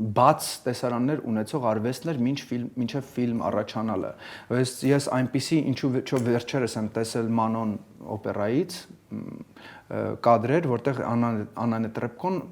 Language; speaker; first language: Armenian; early bilingual, heritage; Armenian